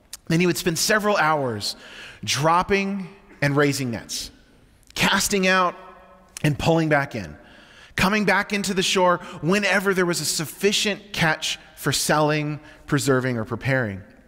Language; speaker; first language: English; native; English